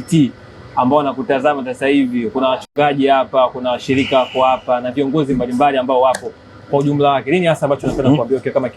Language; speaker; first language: Swahili; native; Swahili